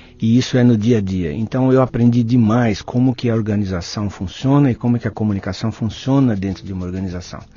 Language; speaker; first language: Portuguese; native; Portuguese